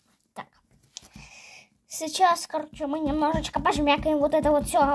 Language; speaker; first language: Russian; native; Russian